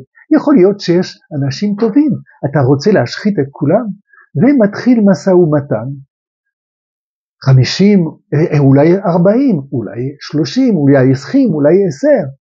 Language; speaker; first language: Hebrew; non-native, fluent; French